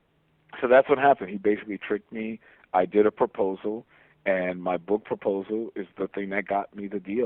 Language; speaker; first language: English; native; English